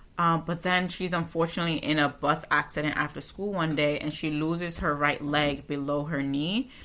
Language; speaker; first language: English; native; English